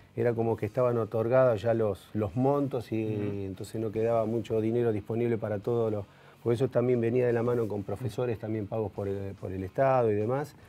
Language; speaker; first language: Spanish; native; Spanish